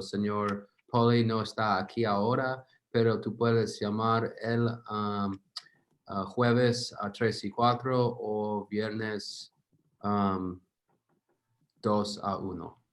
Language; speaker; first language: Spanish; non-native, learner; English